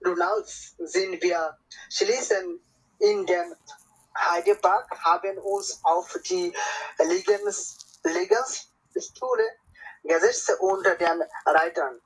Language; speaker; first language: German; non-native, learner; Bangla